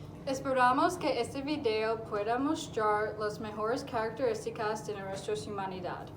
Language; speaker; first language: Spanish; non-native, learner; English